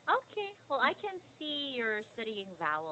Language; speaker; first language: English; non-native, fluent; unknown